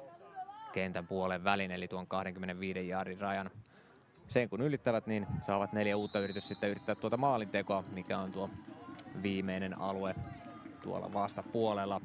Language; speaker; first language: Finnish; native; Finnish